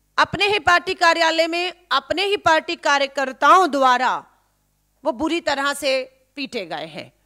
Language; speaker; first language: Hindi; native; Hindi